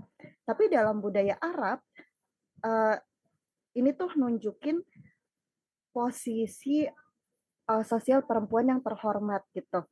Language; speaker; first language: Indonesian; native; Indonesian